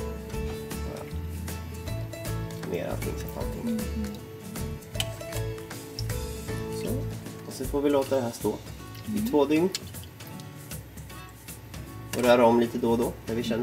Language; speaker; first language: Swedish; non-native, fluent; Japanese